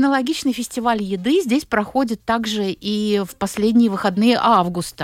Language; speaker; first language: Russian; native; Russian